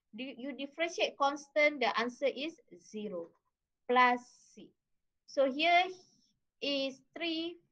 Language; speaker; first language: English; non-native, local second language; Malay